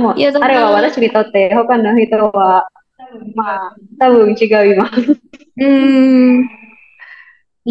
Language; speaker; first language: Japanese; non-native, learner; Indonesian